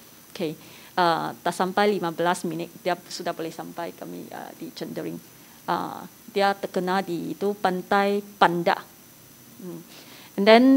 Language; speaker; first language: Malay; non-native, local second language; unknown